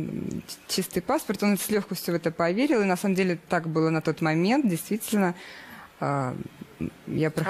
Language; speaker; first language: Russian; native; Russian